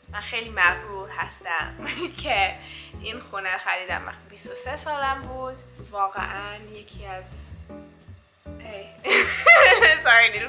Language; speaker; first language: Persian; early bilingual, heritage; Persian